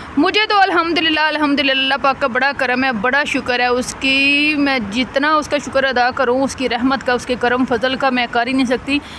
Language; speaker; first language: Urdu; non-native, local second language; Punjabi